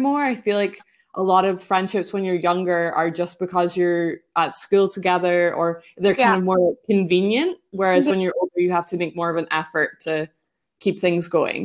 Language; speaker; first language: English; native; English